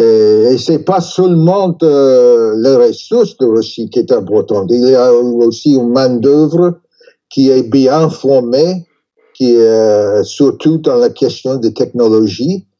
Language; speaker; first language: French; non-native, learner; English